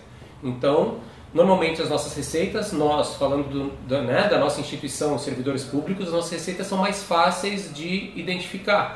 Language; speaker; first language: Portuguese; native; Portuguese